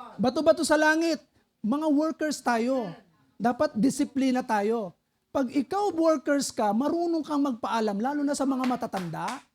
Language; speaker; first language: Filipino; non-native, local second language; Pampanga